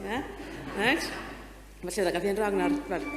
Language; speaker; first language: Welsh; native; Welsh